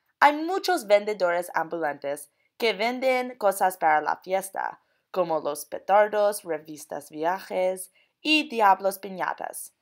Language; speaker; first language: Spanish; non-native, learner; English